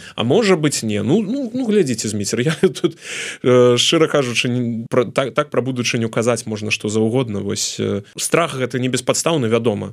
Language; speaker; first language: Belarusian; non-native, local second language; Russian